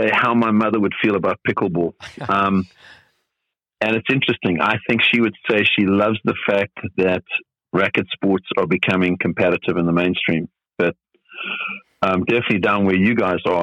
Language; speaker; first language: English; native; English